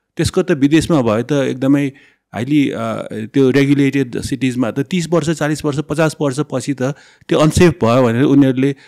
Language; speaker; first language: Nepali; non-native, local second language; Newari